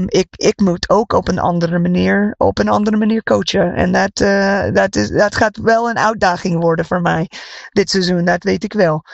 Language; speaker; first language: Dutch; non-native, fluent; English